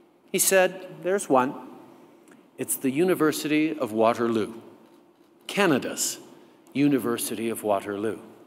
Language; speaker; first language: English; early bilingual, other home language; French